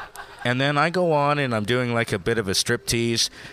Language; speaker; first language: English; native; English